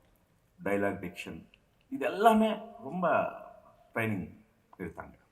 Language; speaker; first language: Tamil; non-native, local second language; Telugu